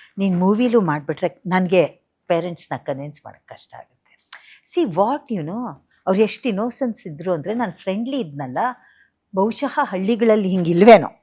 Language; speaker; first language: Kannada; native; Kannada